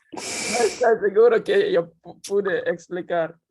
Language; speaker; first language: Spanish; non-native, learner; English